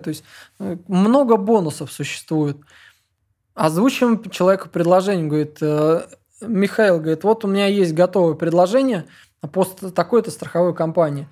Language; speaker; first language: Russian; native; Russian